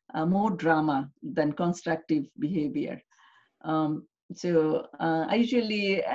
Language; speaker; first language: English; non-native, local second language; Bangla